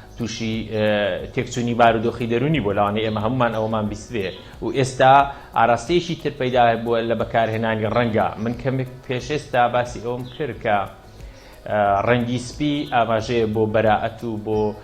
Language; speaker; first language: Central Kurdish; native; Central Kurdish